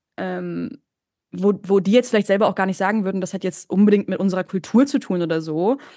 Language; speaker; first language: German; native; German